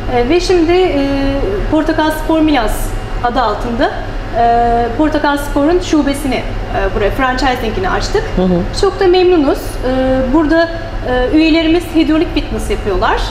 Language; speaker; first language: Turkish; native; Turkish